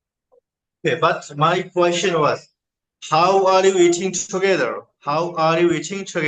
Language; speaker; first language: English; non-native, learner; Bangla